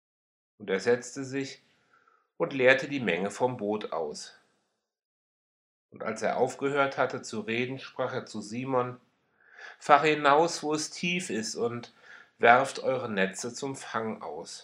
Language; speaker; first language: German; native; German